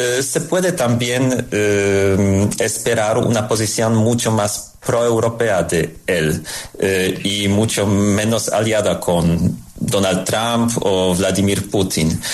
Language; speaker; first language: Spanish; non-native, fluent; Polish